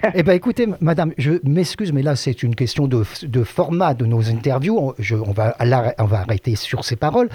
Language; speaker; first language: French; native; French